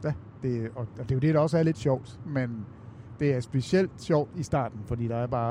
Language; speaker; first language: Danish; native; Danish